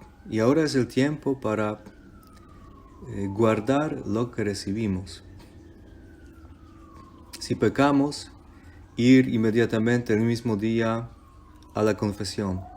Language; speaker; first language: Spanish; non-native, fluent; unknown